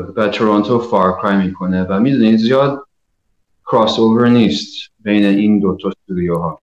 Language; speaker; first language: Persian; early bilingual, heritage; Persian